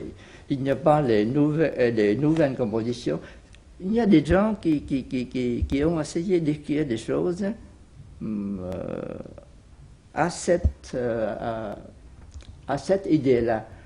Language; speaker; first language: French; non-native, fluent; Vietnamese